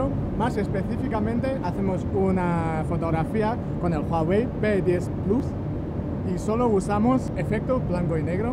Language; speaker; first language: Spanish; non-native, fluent; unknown